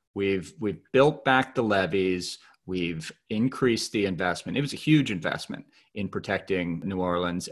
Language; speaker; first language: English; native; English